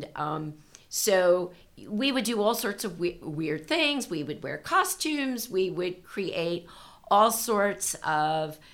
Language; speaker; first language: English; native; English